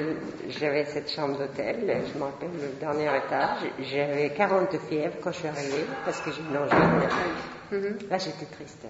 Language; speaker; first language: French; non-native, fluent; Swedish